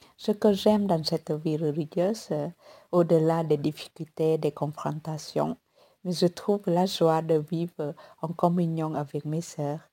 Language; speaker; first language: French; non-native, fluent; Vietnamese